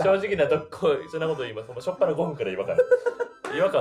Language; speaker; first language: Japanese; native; Japanese